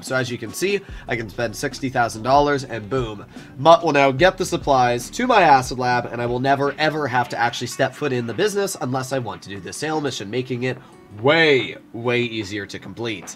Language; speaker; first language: English; native; English